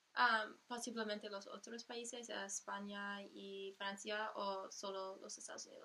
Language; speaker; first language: Spanish; non-native, learner; English